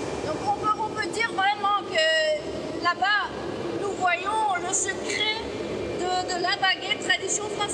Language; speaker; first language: French; non-native, learner; Dutch